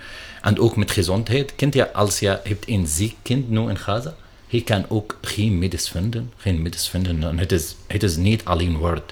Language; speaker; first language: Dutch; non-native, learner; Arabic